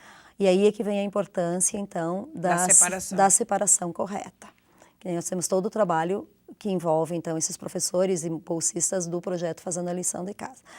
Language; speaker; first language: Portuguese; native; Portuguese